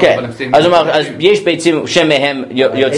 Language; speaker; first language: Hebrew; non-native, fluent; English